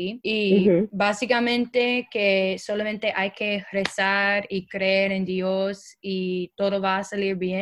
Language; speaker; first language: Spanish; non-native, fluent; English